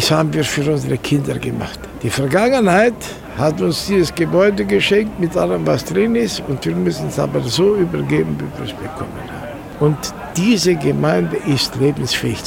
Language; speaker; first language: German; native; German